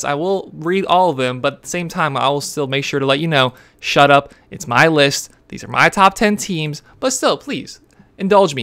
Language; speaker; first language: English; native; English